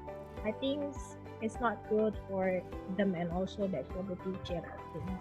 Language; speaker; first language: English; non-native, local second language; Indonesian